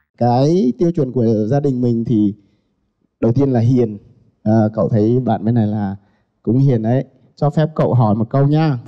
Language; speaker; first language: Vietnamese; non-native, local second language; Tày